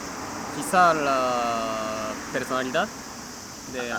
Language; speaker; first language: Spanish; non-native, learner; Japanese